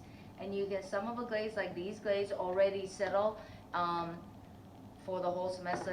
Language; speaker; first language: English; non-native, fluent; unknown